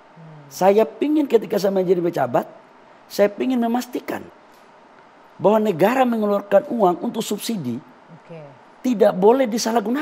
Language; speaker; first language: Indonesian; native; Indonesian